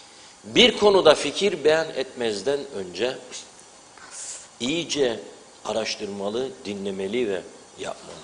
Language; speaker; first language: Turkish; native; Turkish